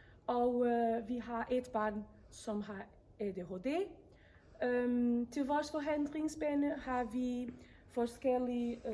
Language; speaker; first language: Danish; non-native, fluent; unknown